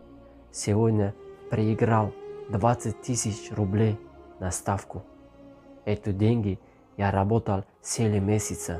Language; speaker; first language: Russian; non-native, learner; Tajik